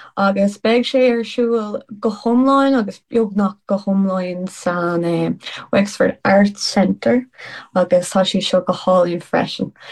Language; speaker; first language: Irish; non-native, local second language; English